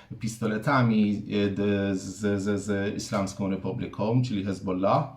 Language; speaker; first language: Polish; non-native, fluent; Persian